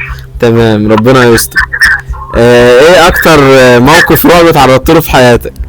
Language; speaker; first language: Arabic; native; Arabic